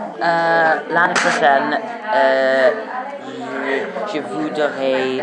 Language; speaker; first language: French; non-native, learner; English